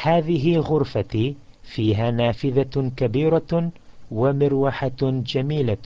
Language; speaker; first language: Arabic; non-native, fluent; English